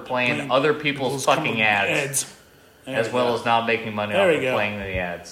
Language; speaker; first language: English; native; English